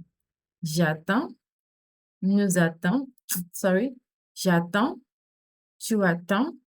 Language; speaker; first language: French; non-native, fluent; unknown